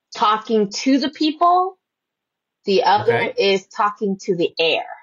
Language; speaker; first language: English; native; English